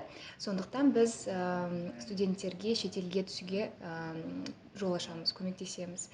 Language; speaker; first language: Kazakh; non-native, local second language; Russian